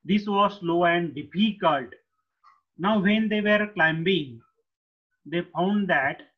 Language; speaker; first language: English; non-native, local second language; Marathi